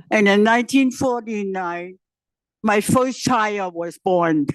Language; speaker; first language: English; non-native, learner; Chinese